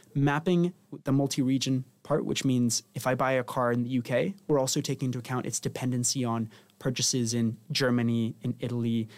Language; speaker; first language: English; non-native, fluent; Spanish